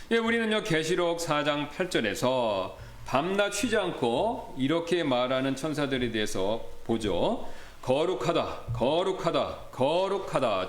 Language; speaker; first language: Korean; native; Korean